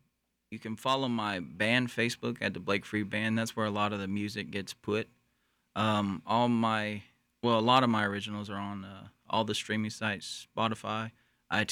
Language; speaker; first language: English; native; English